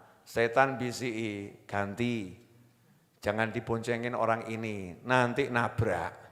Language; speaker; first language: Indonesian; native; Indonesian